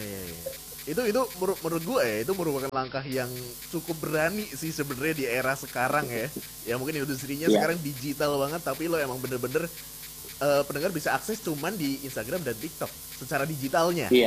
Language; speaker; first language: Indonesian; native; Indonesian